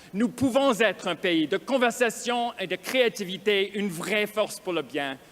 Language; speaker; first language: French; non-native, local second language; English